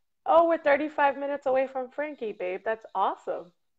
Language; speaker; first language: English; early bilingual, other home language; Spanish